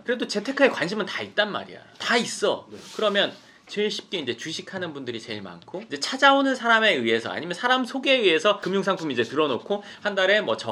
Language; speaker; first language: Korean; native; Korean